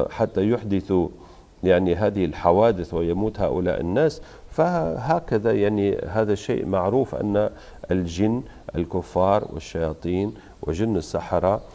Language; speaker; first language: Arabic; native; Arabic